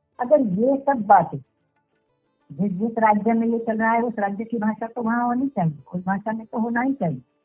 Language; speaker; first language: Hindi; non-native, local second language; Marathi